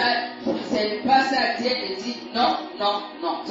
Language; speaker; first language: French; non-native, local second language; Lingala